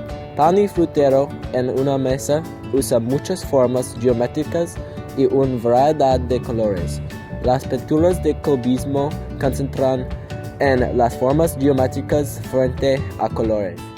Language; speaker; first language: Spanish; non-native, learner; English